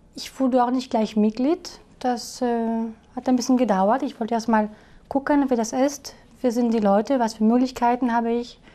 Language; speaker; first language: German; non-native, fluent; French